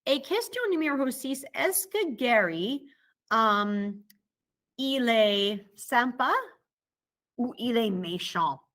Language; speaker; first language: French; non-native, fluent; English